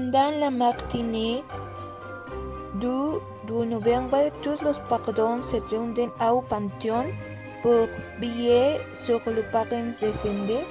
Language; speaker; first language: French; non-native, learner; Spanish